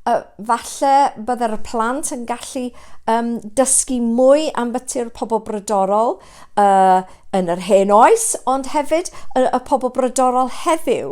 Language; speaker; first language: Welsh; non-native, local second language; English